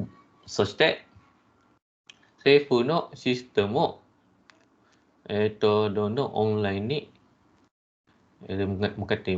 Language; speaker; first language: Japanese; non-native, fluent; Malay